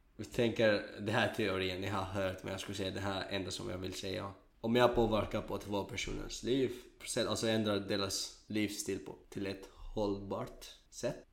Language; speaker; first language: Swedish; non-native, learner; Kurdish